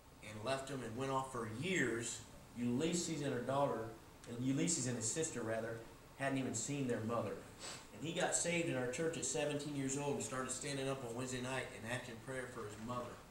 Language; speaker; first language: English; native; English